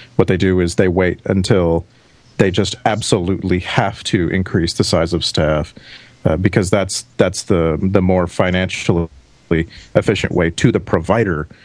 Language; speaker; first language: English; native; English